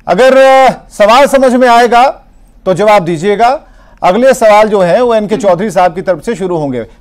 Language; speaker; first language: Hindi; native; Hindi